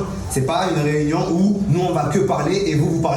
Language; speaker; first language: French; native; French